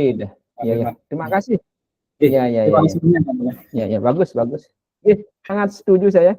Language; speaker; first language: Indonesian; non-native, local second language; Sasak